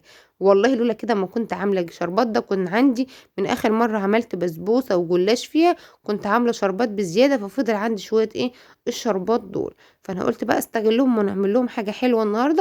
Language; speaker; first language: Arabic; native; Arabic